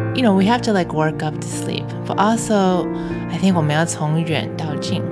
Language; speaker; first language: English; early bilingual, other home language; Chinese